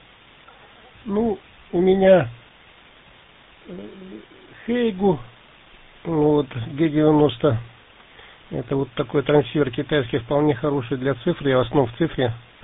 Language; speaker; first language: Russian; native; Russian